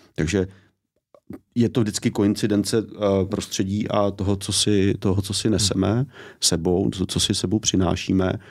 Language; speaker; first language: Czech; native; Czech